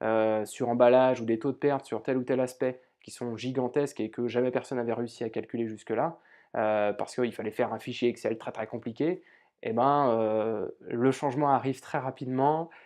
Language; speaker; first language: French; native; French